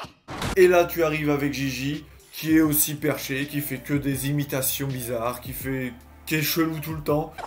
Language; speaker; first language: French; native; French